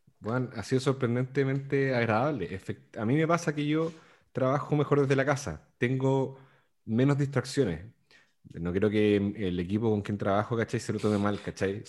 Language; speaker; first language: Spanish; native; Spanish